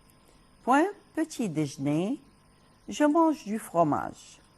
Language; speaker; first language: French; non-native, fluent; Arabic